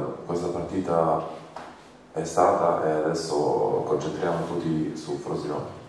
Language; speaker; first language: Italian; non-native, fluent; Croatian